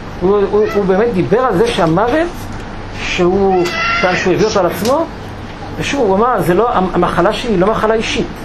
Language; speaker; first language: Hebrew; native; Hebrew